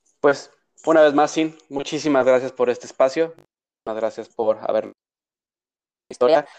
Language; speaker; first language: Spanish; native; Spanish